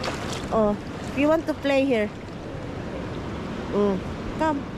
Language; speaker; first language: English; non-native, local second language; Filipino